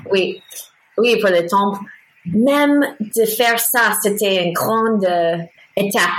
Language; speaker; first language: French; non-native, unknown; English